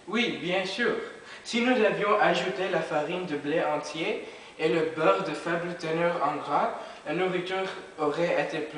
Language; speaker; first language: French; non-native, learner; English